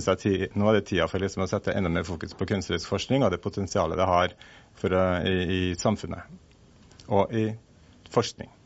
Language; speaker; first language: Norwegian; native; Norwegian